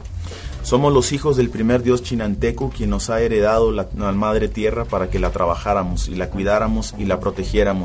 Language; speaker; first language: Spanish; native; Spanish